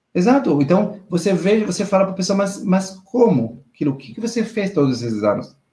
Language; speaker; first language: Portuguese; non-native, fluent; Hebrew